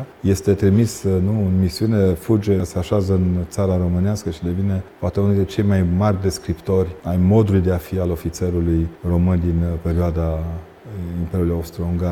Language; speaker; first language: Romanian; native; Romanian